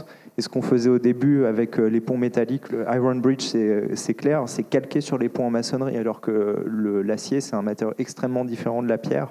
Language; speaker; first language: French; native; French